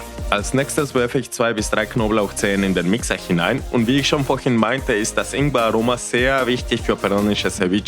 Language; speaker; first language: German; non-native, fluent; Spanish